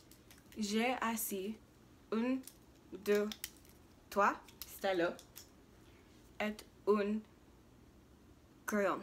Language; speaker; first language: French; non-native, learner; English